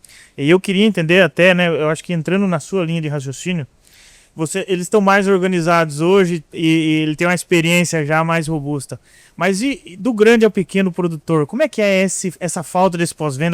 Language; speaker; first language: Portuguese; native; Portuguese